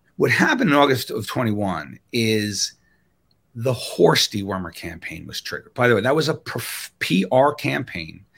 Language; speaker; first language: English; native; English